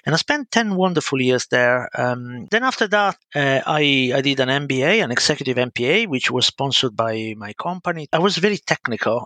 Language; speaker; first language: English; non-native, fluent; Italian